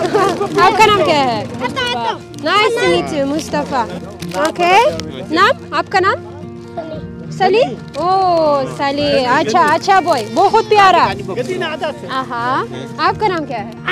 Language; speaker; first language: Hindi; non-native, learner; Kazakh